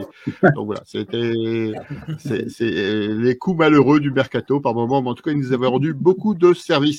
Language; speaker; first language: French; native; French